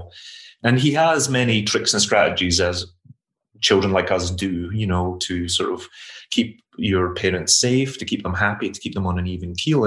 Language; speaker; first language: English; native; English